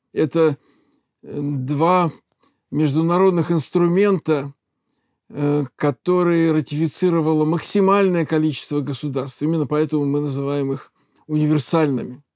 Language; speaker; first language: Russian; native; Russian